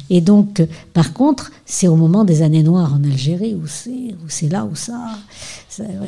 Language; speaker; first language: French; native; French